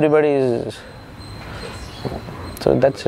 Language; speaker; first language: Kannada; non-native, learner; Nepali